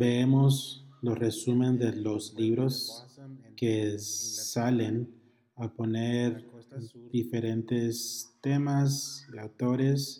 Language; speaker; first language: Spanish; early bilingual, heritage; Spanish